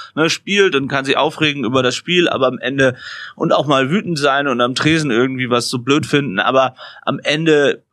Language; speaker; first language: German; native; German